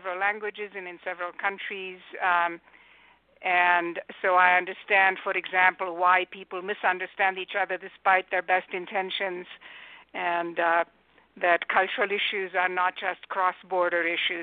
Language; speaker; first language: English; non-native, fluent; Romanian